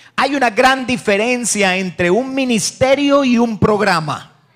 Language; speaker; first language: Spanish; native; Spanish